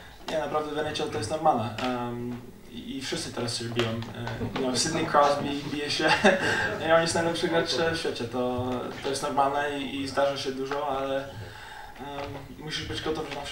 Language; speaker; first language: Polish; early bilingual, heritage; Polish